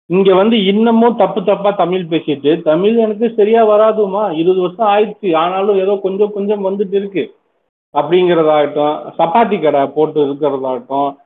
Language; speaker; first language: Tamil; native; Tamil